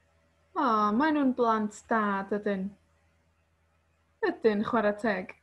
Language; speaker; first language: Welsh; non-native, fluent; Spanish